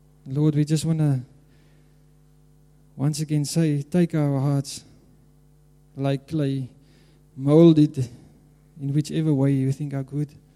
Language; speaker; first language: English; non-native, local second language; Afrikaans